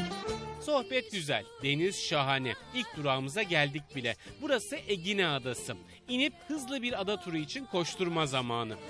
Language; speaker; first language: Turkish; native; Turkish